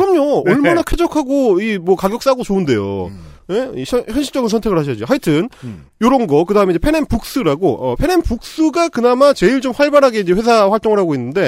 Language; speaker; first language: Korean; native; Korean